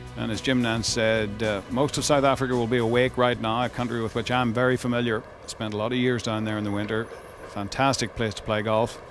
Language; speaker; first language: English; native; English